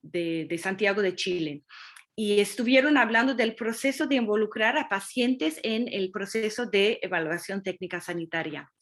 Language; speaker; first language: Spanish; non-native, fluent; English